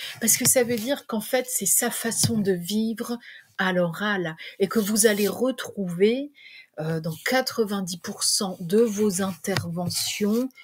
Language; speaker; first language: French; native; French